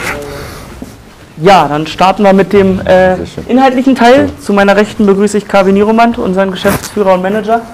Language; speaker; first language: German; native; German